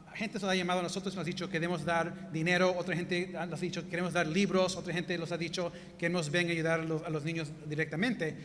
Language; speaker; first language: Spanish; early bilingual, heritage; Spanish